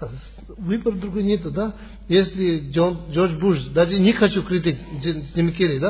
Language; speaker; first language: Russian; non-native, learner; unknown